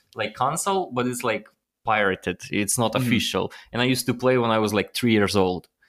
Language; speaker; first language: English; non-native, fluent; Ukrainian